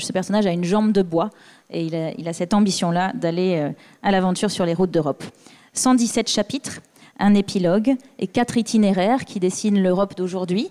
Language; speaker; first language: French; native; French